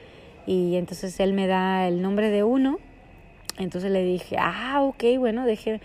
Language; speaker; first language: Spanish; native; Spanish